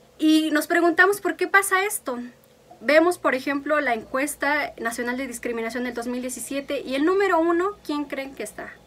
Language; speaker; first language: Spanish; non-native, local second language; Mixtepec Mixtec